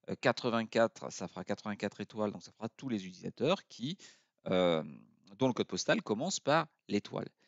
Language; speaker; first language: French; native; French